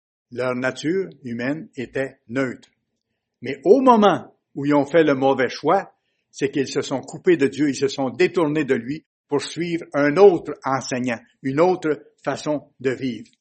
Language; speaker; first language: French; native; French